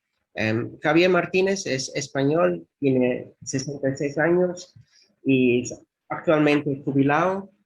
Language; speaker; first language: Spanish; non-native, fluent; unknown